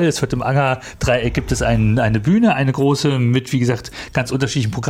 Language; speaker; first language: German; native; German